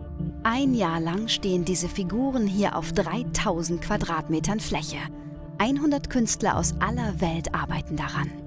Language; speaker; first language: German; native; German